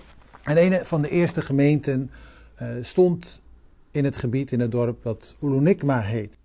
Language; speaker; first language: Dutch; native; Dutch